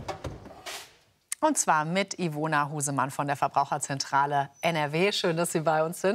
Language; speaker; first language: German; native; German